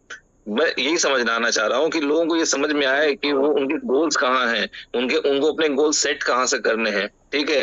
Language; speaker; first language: Hindi; native; Hindi